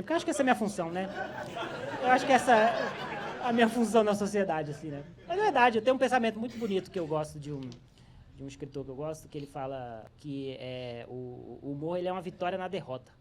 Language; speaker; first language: Portuguese; native; Portuguese